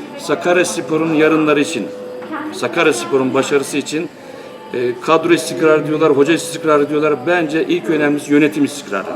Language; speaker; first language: Turkish; native; Turkish